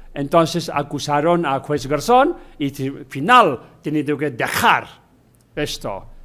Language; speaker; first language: Spanish; non-native, learner; Chinese